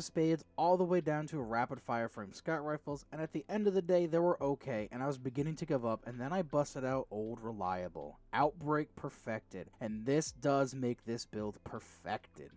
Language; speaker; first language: English; native; English